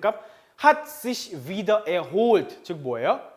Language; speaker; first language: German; non-native, fluent; Korean